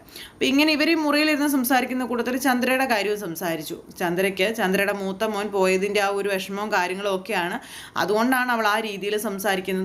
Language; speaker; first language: Malayalam; native; Malayalam